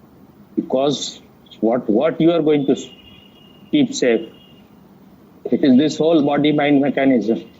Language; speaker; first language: English; non-native, fluent; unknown